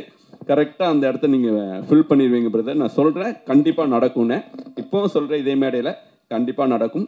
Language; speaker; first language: Tamil; native; Tamil